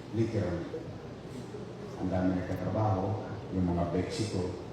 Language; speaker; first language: Filipino; native; Filipino